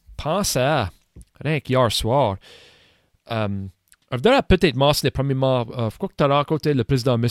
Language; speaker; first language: French; native; French